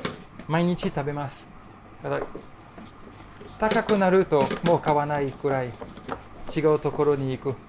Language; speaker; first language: Japanese; non-native, learner; French